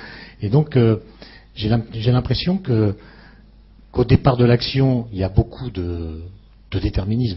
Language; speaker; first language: French; native; French